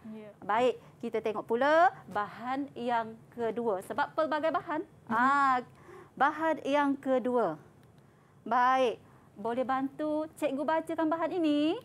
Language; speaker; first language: Malay; native; Malay